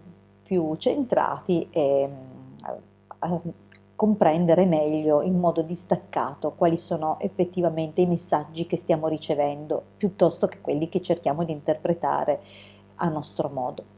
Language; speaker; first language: Italian; native; Italian